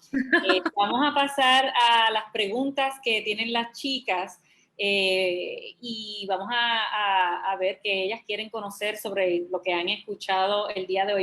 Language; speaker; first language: Spanish; native; Spanish